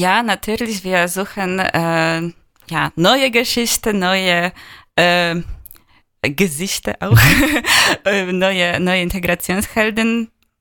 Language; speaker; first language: German; non-native, fluent; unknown